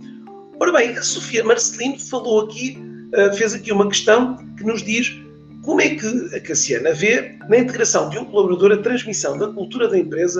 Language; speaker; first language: Portuguese; native; Portuguese